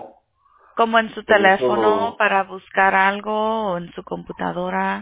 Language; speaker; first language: Spanish; early bilingual, heritage; Spanish